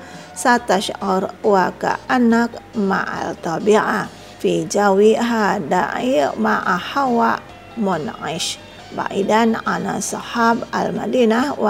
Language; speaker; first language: Arabic; non-native, learner; Indonesian